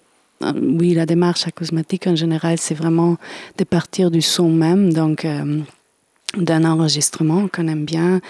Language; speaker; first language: French; non-native, fluent; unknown